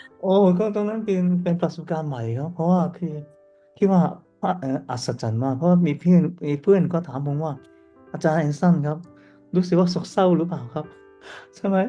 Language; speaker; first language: Thai; non-native, learner; Cantonese